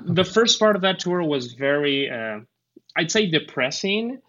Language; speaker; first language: English; non-native, fluent; Spanish